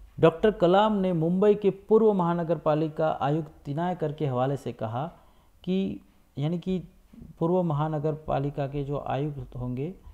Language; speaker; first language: Hindi; non-native, local second language; Gujarati